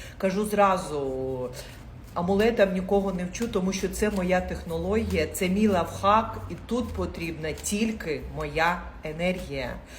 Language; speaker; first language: Ukrainian; non-native, local second language; Russian